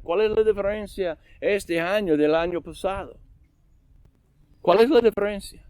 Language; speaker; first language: Spanish; non-native, learner; English